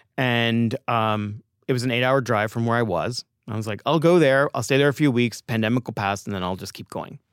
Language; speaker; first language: English; native; English